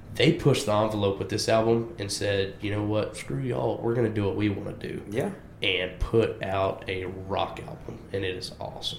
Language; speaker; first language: English; native; English